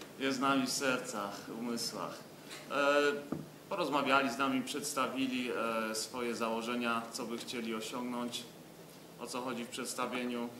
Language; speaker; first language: Polish; native; Polish